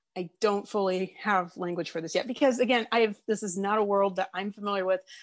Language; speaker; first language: English; native; English